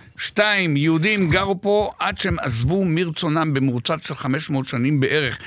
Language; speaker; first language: Hebrew; native; Hebrew